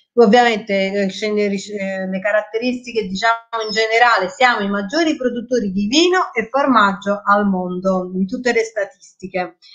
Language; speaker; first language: Italian; native; Italian